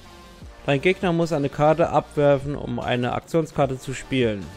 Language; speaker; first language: German; native; German